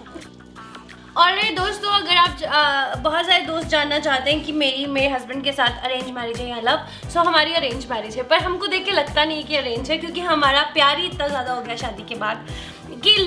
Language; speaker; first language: Hindi; native; Hindi